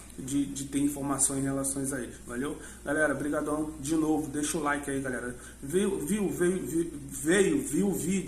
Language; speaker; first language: Portuguese; native; Portuguese